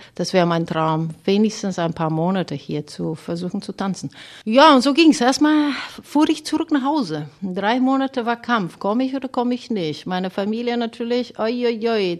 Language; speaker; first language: German; non-native, fluent; Bulgarian